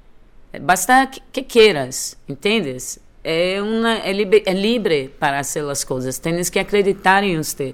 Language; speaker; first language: Spanish; non-native, learner; Portuguese